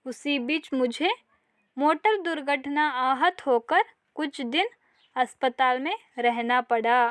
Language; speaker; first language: Hindi; non-native, local second language; Kannada